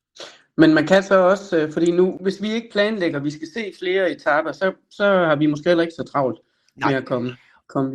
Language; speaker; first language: Danish; native; Danish